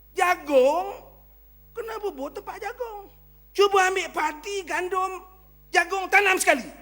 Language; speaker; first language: Malay; native; Malay